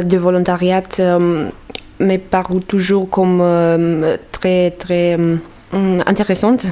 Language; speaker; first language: French; non-native, fluent; Romanian